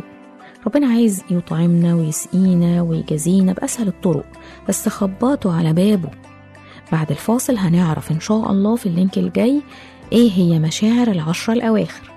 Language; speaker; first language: Arabic; native; Arabic